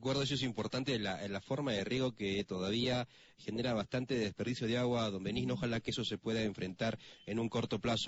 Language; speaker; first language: Spanish; native; Spanish